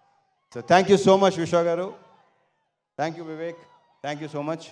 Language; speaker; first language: Telugu; native; Telugu